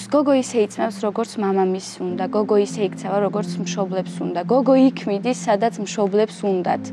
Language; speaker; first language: Georgian; non-native, local second language; Azerbaijani